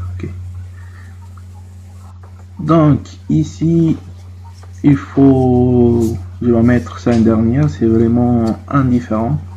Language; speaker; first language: French; non-native, fluent; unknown